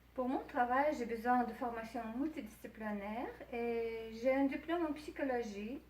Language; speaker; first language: French; non-native, fluent; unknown